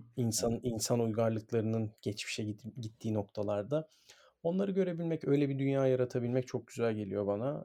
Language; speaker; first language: Turkish; native; Turkish